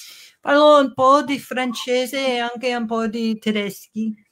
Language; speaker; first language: Italian; non-native, learner; English